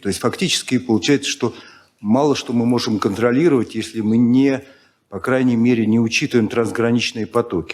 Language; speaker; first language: Russian; native; Russian